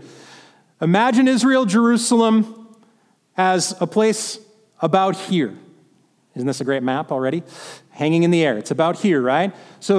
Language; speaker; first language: English; native; English